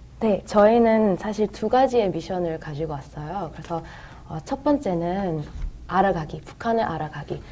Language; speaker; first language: Korean; early bilingual, heritage; Korean